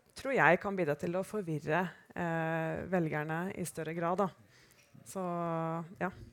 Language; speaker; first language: Norwegian; native; Norwegian